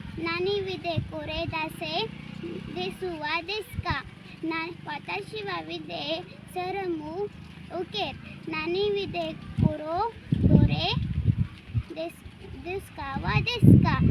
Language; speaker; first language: Japanese; non-native, learner; Marathi